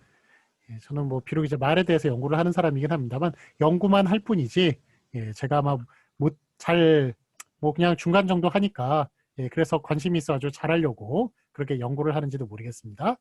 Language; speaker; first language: Korean; native; Korean